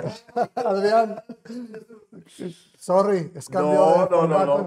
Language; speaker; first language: Spanish; native; Spanish